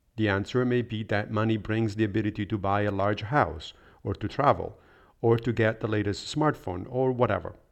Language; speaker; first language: English; non-native, fluent; Italian